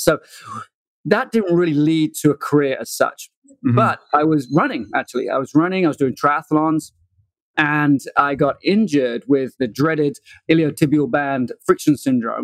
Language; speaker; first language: English; native; English